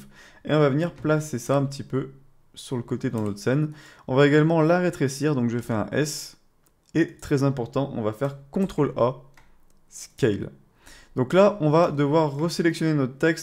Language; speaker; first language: French; native; French